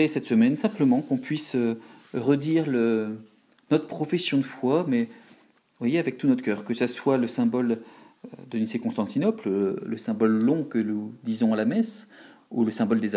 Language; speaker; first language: French; native; French